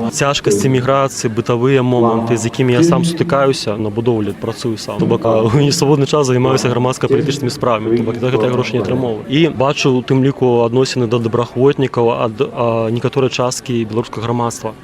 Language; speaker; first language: Belarusian; non-native, local second language; Russian